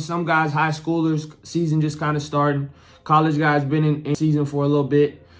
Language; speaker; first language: English; native; English